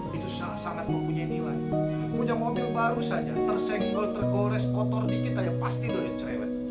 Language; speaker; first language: Indonesian; native; Indonesian